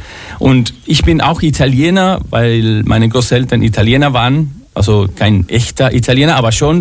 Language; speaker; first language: German; non-native, fluent; Spanish